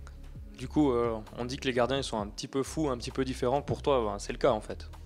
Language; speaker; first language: French; native; French